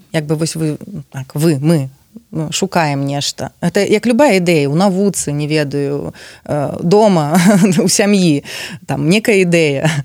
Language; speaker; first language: Belarusian; non-native, local second language; Russian